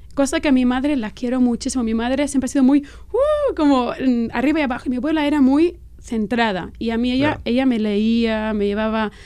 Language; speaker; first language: Spanish; non-native, local second language; Catalan